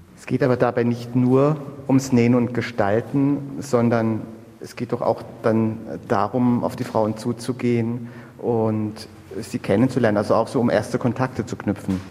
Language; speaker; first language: German; native; German